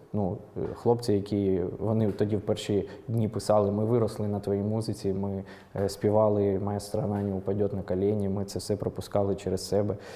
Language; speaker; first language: Ukrainian; non-native, local second language; Russian